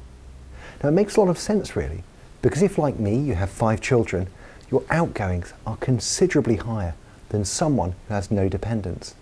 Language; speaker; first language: English; native; English